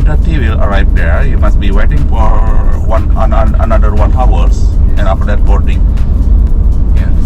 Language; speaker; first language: English; non-native, learner; Indonesian